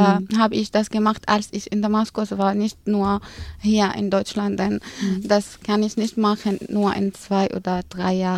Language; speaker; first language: German; non-native, fluent; Arabic